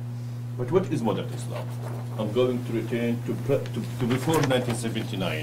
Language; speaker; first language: English; non-native, fluent; Arabic